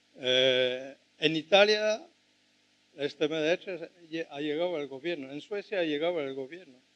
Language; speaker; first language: Spanish; non-native, fluent; French